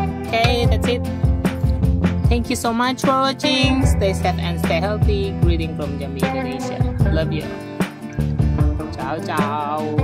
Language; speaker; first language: English; non-native, learner; Indonesian